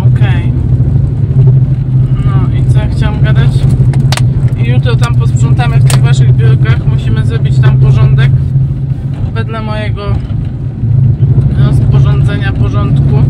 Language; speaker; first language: Polish; native; Polish